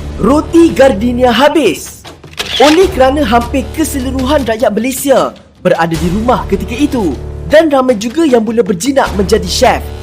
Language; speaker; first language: Malay; native; Malay